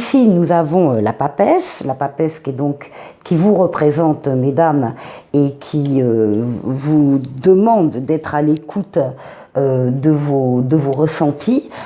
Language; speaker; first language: French; native; French